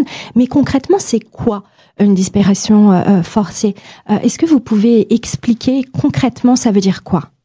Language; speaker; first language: French; native; French